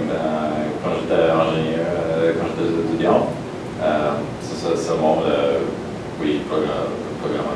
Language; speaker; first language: French; non-native, learner; Polish